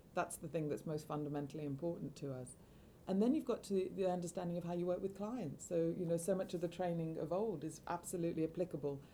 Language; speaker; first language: English; native; English